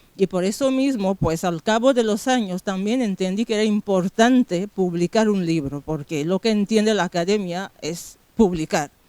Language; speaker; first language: Spanish; non-native, fluent; Fang